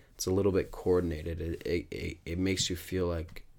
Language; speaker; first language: English; native; English